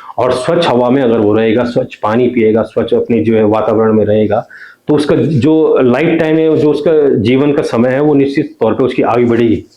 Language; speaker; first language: Hindi; non-native, local second language; Garhwali